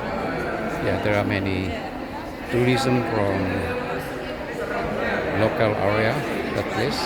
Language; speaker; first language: English; non-native, learner; Indonesian